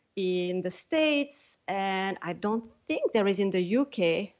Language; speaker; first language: English; non-native, fluent; French